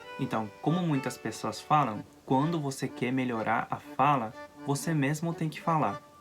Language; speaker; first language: Portuguese; non-native, fluent; Japanese